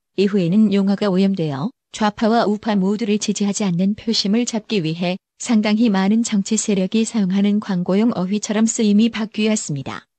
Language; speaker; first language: Korean; native; Korean